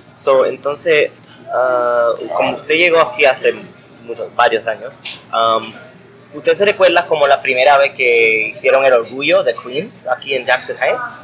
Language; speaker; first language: Spanish; early bilingual, heritage; English